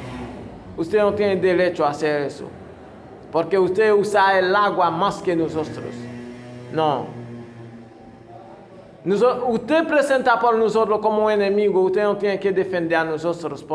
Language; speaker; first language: Spanish; non-native, fluent; Haitian Creole